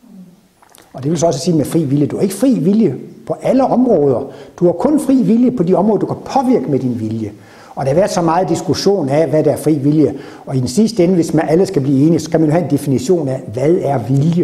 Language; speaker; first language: Danish; native; Danish